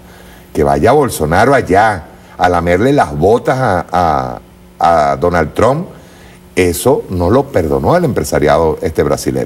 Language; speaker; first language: Spanish; native; Spanish